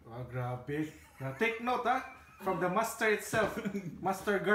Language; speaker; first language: English; non-native, local second language; Cebuano